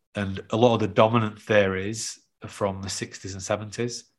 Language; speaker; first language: English; native; English